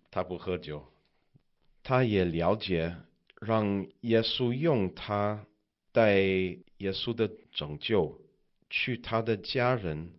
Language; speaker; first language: Chinese; non-native, learner; English